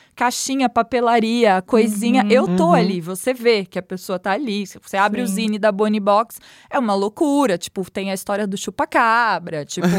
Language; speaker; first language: Portuguese; native; Portuguese